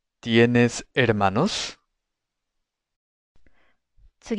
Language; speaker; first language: Spanish; non-native, fluent; Japanese